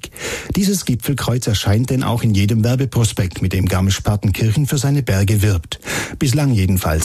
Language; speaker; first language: German; native; German